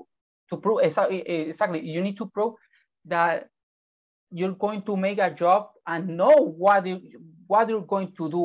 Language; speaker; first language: English; non-native, fluent; Spanish